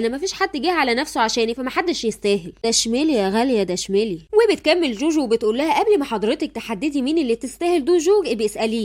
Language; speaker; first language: Arabic; native; Arabic